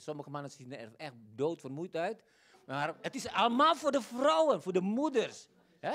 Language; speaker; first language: Dutch; non-native, fluent; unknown